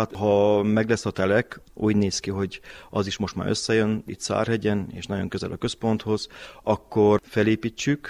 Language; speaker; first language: Hungarian; native; Hungarian